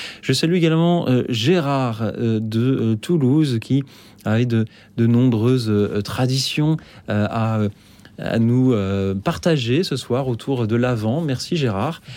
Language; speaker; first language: French; native; French